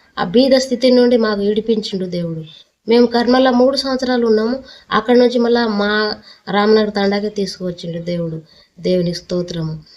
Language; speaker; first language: Telugu; non-native, local second language; Lambadi